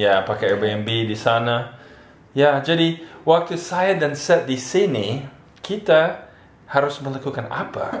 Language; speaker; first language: Indonesian; non-native, fluent; English